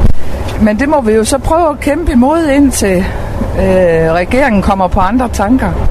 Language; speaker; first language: Danish; native; Danish